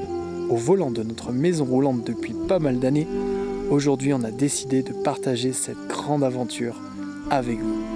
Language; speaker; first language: French; native; French